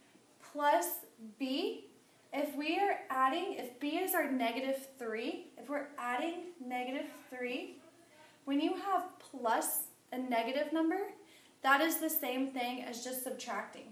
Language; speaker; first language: English; native; English